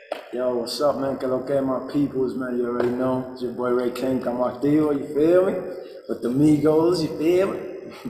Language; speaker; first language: English; early bilingual, other home language; Spanish